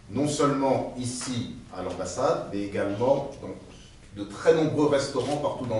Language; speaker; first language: French; native; French